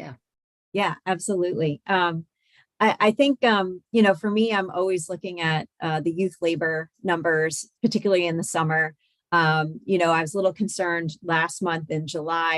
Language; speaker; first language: English; native; English